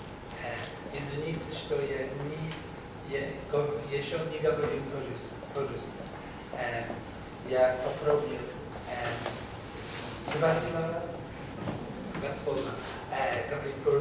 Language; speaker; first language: Russian; non-native, learner; English